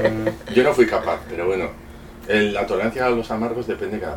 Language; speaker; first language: Spanish; native; Spanish